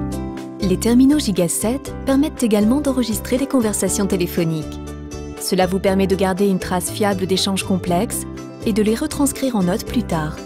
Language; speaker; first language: French; native; French